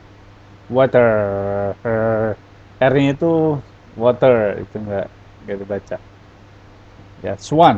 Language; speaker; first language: Indonesian; native; Indonesian